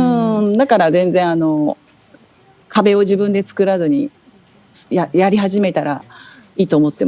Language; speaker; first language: Japanese; native; Japanese